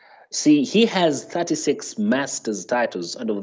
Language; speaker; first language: English; non-native, local second language; Ganda